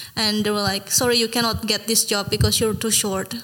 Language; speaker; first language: English; non-native, fluent; Indonesian